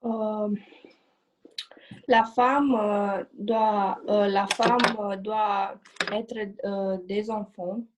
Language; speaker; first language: French; non-native, learner; Romanian